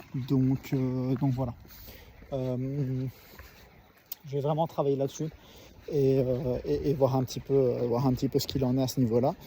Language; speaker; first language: French; native; French